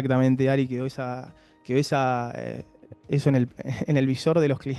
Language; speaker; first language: Spanish; native; Spanish